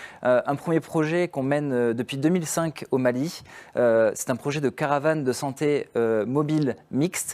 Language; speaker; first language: French; native; French